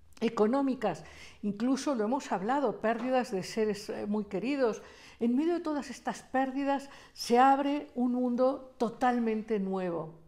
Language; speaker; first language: Spanish; native; Spanish